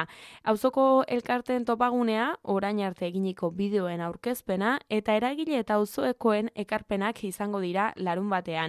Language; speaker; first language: Basque; native; Basque